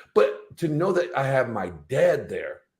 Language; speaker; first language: English; native; English